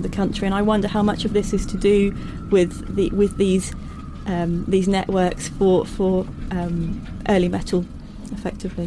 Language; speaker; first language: English; native; English